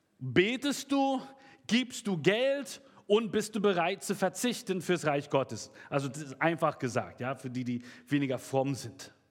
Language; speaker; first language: German; native; German